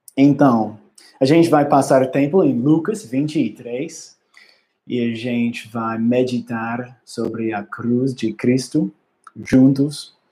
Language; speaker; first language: Portuguese; non-native, learner; English